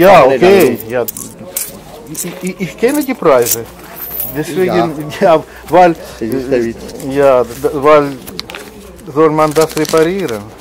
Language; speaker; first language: German; non-native, learner; Russian